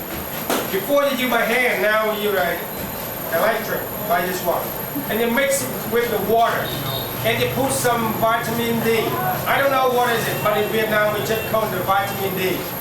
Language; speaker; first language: English; non-native, fluent; Vietnamese